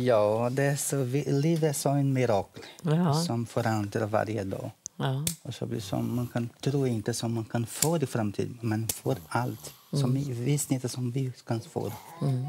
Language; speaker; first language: Swedish; non-native, learner; Portuguese